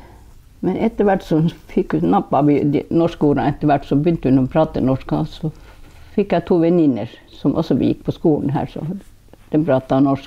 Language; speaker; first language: Norwegian; non-native, local second language; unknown